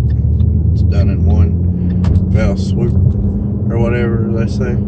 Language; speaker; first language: English; native; English